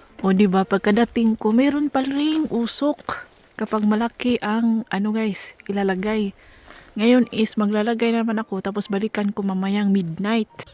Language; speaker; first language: Filipino; non-native, local second language; Cebuano